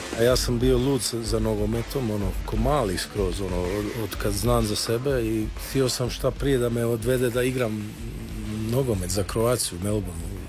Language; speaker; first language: Croatian; early bilingual, heritage; Croatian